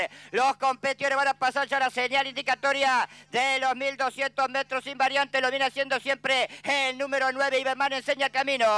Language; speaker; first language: Spanish; native; Spanish